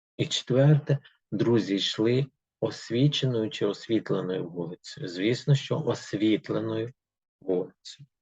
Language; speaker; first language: Ukrainian; native; Ukrainian